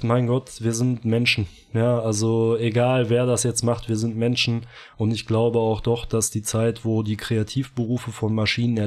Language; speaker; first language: German; native; German